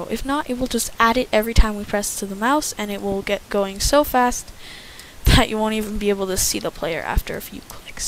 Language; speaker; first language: English; native; English